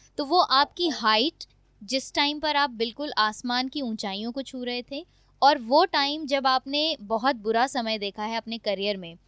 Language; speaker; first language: Hindi; native; Hindi